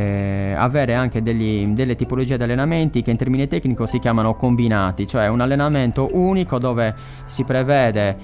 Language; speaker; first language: Italian; native; Italian